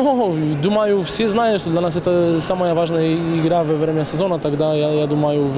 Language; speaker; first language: Russian; non-native, fluent; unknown